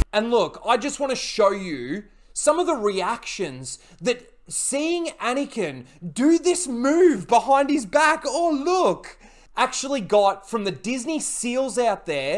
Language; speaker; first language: English; native; English